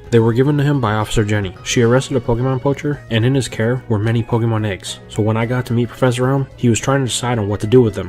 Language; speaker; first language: English; native; English